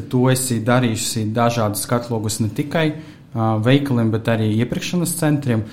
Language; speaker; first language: Latvian; non-native, local second language; Russian